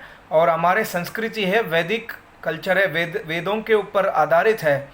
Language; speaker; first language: Hindi; non-native, local second language; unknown